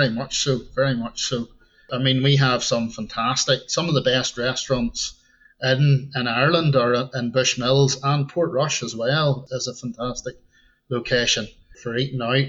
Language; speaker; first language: English; native; English